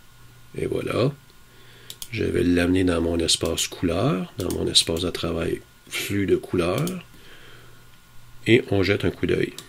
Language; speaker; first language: French; native; French